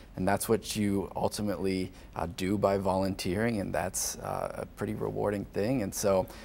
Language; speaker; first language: English; native; English